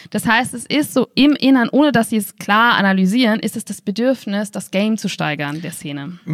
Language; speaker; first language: German; native; German